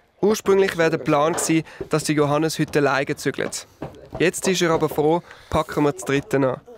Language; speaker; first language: German; native; German